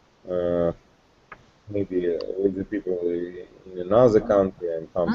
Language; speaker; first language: English; non-native, learner; Russian